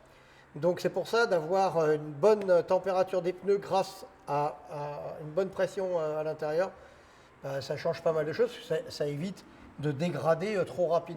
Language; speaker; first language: French; native; French